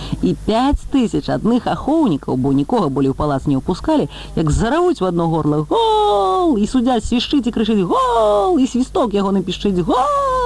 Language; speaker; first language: Belarusian; native; Belarusian